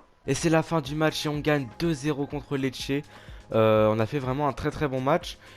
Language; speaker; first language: French; native; French